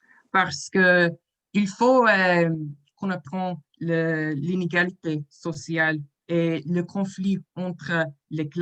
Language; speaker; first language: French; non-native, learner; English